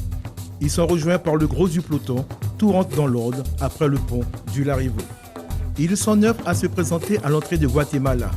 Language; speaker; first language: French; native; French